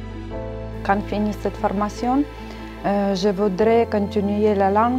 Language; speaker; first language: French; non-native, learner; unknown